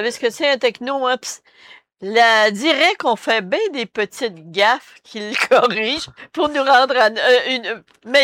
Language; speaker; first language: French; native; French